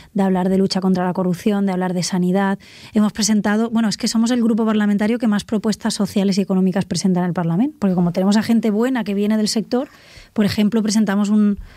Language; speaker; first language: Spanish; native; Spanish